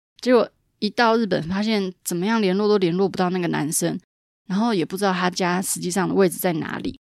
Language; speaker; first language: Chinese; native; Chinese